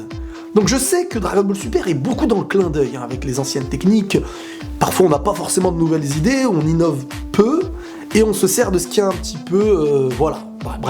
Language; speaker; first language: French; native; French